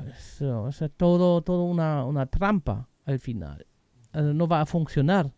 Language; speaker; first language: Spanish; non-native, learner; German